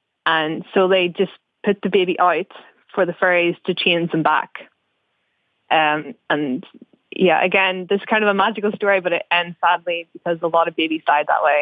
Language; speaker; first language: English; native; English